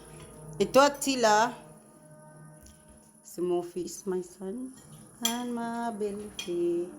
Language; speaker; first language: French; non-native, learner; Filipino